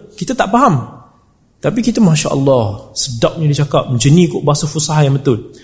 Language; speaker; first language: Malay; native; Malay